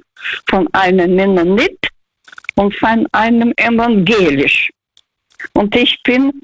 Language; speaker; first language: German; non-native, fluent; Russian